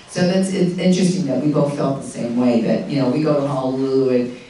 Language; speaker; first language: English; native; English